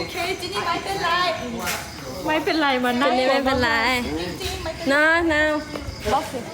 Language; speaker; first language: Thai; non-native, learner; Korean